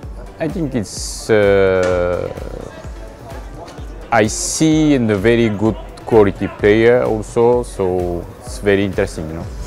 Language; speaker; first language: English; non-native, learner; Japanese